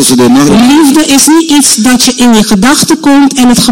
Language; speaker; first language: Dutch; non-native, local second language; Papiamento